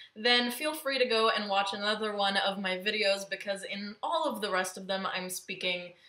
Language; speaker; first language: English; early bilingual, other home language; Romanian